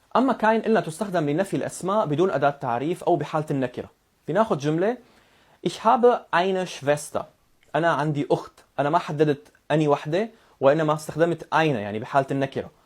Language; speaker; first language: Arabic; native; Arabic